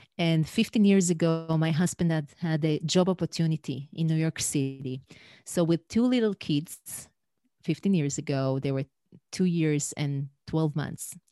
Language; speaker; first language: English; non-native, fluent; Hebrew